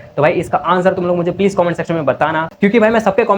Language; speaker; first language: Hindi; native; Hindi